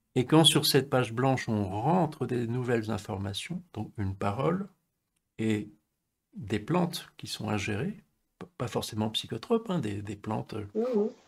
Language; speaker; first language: French; native; French